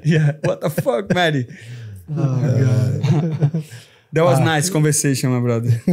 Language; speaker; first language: English; non-native, fluent; Portuguese